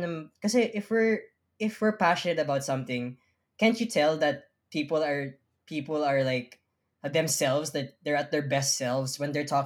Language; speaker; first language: English; non-native, local second language; Filipino